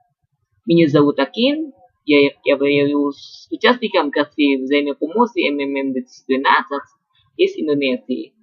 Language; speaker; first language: Russian; non-native, learner; Indonesian